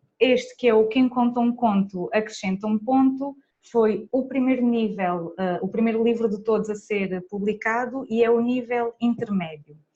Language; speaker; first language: Portuguese; native; Portuguese